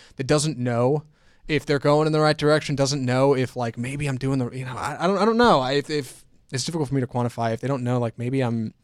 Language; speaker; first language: English; native; English